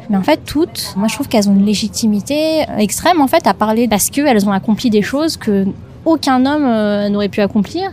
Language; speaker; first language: French; native; French